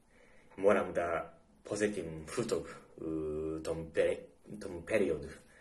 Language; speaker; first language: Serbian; non-native, learner; Japanese